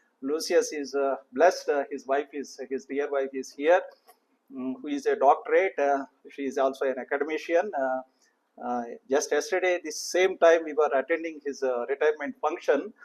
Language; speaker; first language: English; non-native, local second language; Telugu